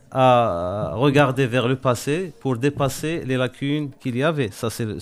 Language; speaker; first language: French; non-native, local second language; Arabic